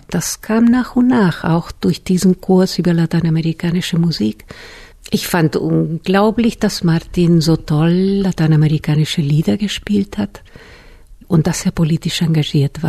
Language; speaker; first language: German; non-native, fluent; Spanish